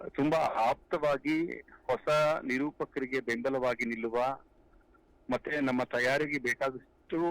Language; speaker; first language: Kannada; native; Kannada